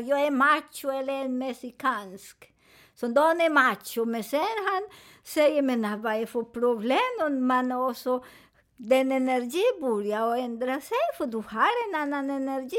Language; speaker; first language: Swedish; non-native, fluent; Spanish